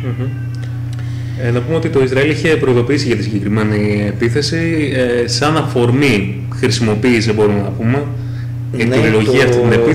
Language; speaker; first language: Greek; native; Greek